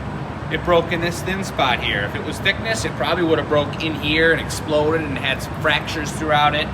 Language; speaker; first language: English; native; English